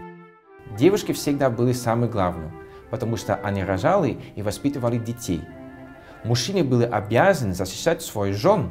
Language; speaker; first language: Russian; non-native, fluent; Dutch